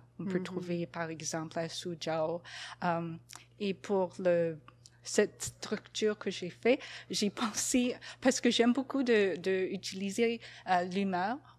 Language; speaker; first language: French; non-native, fluent; English